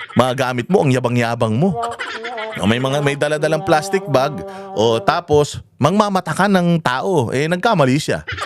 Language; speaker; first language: Filipino; native; Filipino